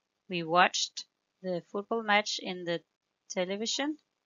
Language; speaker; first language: English; non-native, fluent; Danish